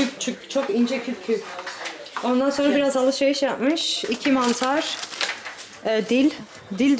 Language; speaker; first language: Turkish; native; Turkish